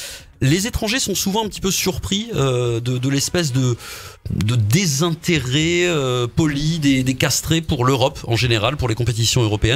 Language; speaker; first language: French; native; French